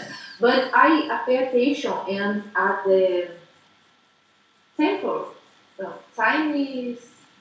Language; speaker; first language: English; non-native, learner; Portuguese